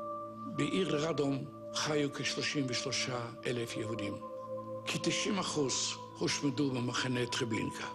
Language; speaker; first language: Hebrew; non-native, fluent; Yiddish